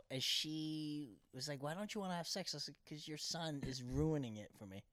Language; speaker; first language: English; early bilingual, other home language; Korean